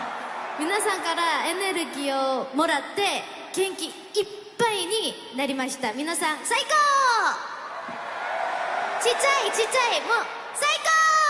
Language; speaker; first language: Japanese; non-native, fluent; Korean